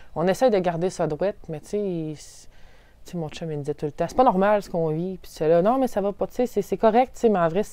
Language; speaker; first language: French; native; French